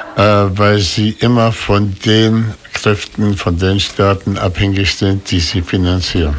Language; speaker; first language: German; non-native, fluent; Arabic